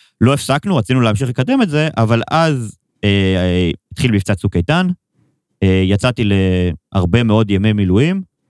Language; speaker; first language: Hebrew; native; Hebrew